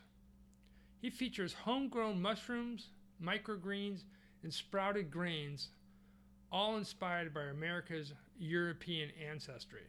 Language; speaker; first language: English; native; English